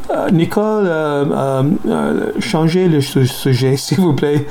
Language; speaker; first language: French; non-native, learner; English